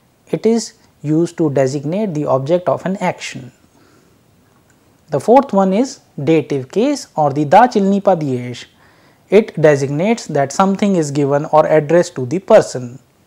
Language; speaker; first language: English; non-native, local second language; Hindi